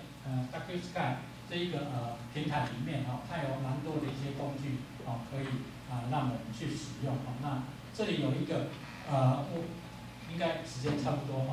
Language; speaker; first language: Chinese; native; Chinese